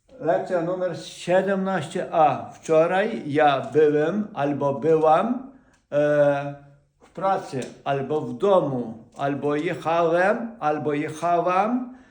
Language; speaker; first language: Polish; non-native, fluent; Ukrainian